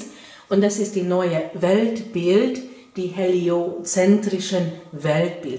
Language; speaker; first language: German; non-native, fluent; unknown